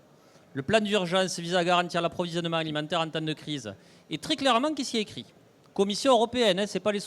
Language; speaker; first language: French; native; French